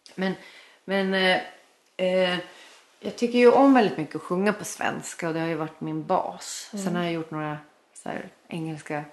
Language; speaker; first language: Swedish; native; Swedish